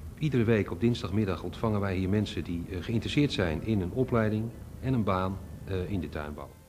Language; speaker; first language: Dutch; native; Dutch